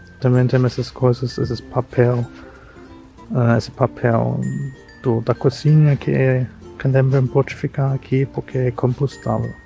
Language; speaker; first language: Portuguese; non-native, fluent; German